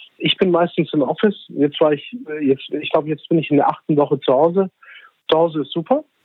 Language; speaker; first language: German; early bilingual, other home language; Turkish